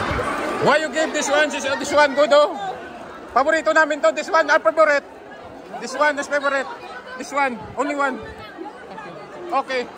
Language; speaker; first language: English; non-native, learner; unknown